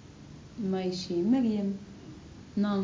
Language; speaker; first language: Dutch; non-native, learner; Arabic